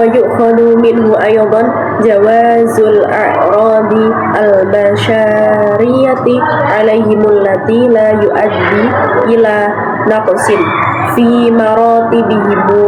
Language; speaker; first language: Arabic; non-native, learner; Indonesian